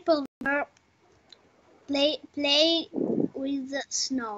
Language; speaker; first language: English; non-native, learner; Russian